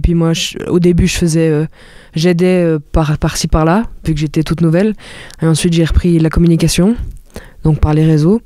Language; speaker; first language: French; native; French